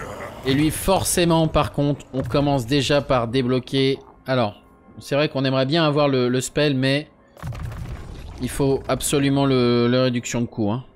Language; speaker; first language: French; native; French